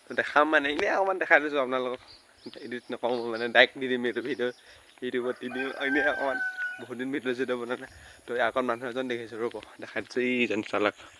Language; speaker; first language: Assamese; native; Assamese